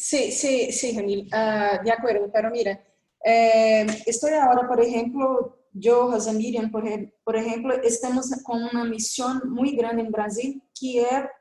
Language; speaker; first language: Spanish; non-native, fluent; Portuguese